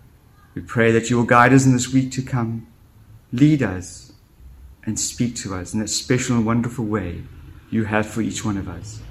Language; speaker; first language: English; native; English